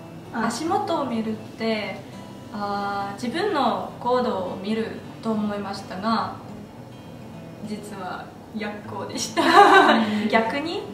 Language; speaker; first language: Japanese; non-native, learner; Russian